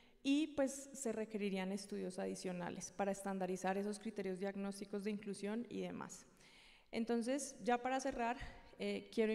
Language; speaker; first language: Spanish; native; Spanish